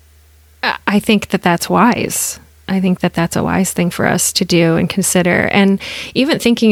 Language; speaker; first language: English; native; English